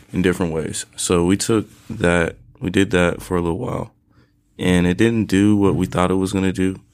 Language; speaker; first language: English; native; English